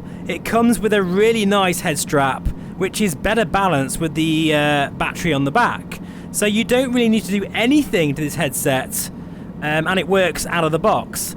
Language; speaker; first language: English; native; English